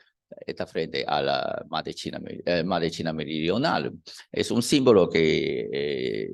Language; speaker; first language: Spanish; non-native, fluent; Chinese